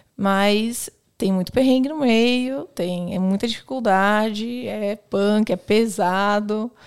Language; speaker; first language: Portuguese; native; Portuguese